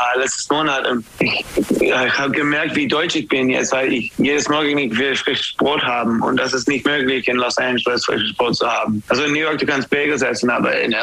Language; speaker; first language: German; non-native, fluent; English